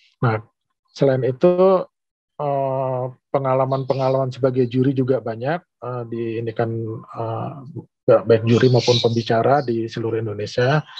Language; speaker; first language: Indonesian; native; Indonesian